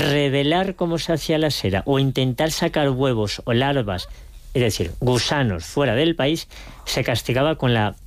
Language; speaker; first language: Spanish; native; Spanish